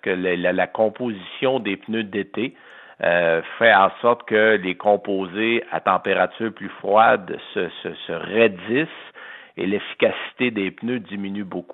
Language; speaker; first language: French; native; French